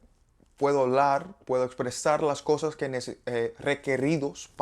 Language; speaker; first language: Spanish; non-native, learner; English